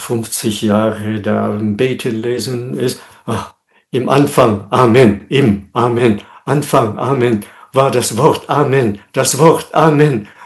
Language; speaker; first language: German; non-native, fluent; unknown